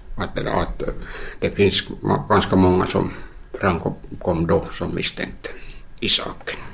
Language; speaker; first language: Swedish; non-native, local second language; Finnish